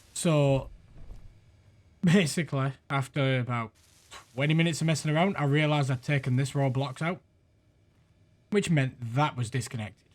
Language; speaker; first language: English; native; English